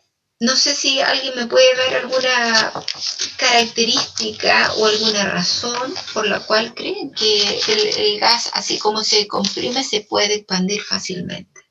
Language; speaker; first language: Spanish; native; Spanish